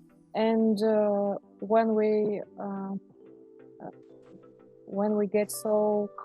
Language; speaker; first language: English; non-native, learner; Russian